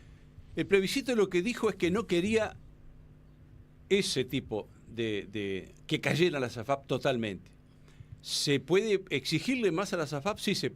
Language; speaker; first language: Spanish; native; Spanish